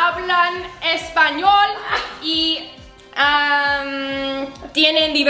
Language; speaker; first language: Spanish; non-native, learner; English